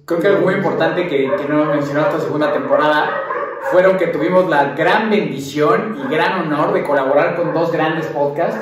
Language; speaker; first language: Spanish; native; Spanish